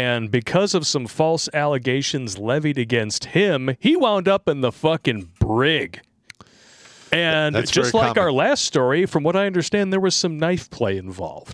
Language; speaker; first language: English; native; English